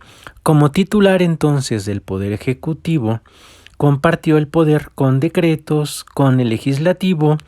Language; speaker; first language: Spanish; native; Spanish